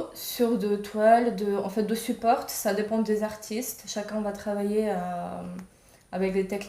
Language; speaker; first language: French; non-native, fluent; Ukrainian